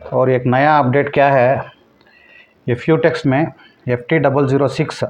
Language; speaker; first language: Hindi; non-native, local second language; Telugu